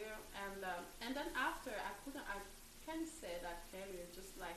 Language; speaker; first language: English; non-native, fluent; French